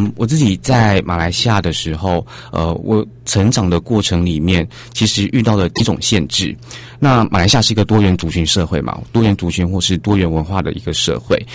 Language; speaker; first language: Chinese; native; Chinese